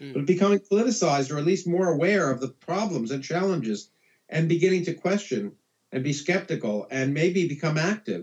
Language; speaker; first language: English; native; English